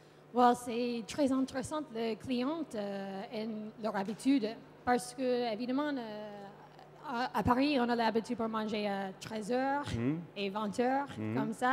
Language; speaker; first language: French; non-native, fluent; English